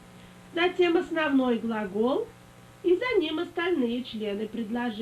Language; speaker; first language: Russian; native; Russian